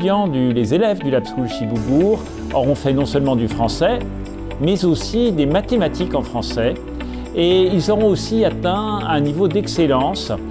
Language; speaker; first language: French; native; French